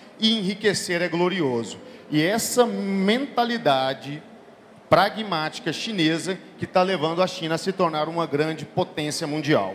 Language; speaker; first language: Portuguese; native; Portuguese